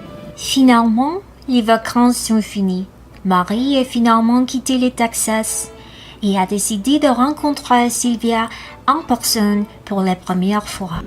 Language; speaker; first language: French; non-native, learner; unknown